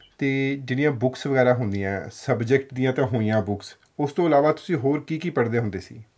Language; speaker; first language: Punjabi; native; Punjabi